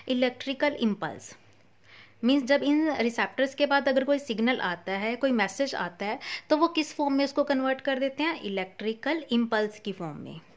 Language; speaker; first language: Hindi; non-native, local second language; Punjabi